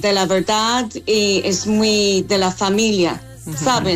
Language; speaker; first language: Spanish; non-native, learner; English